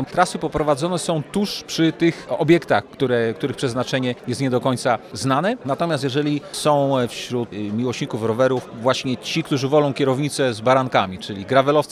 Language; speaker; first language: Polish; native; Polish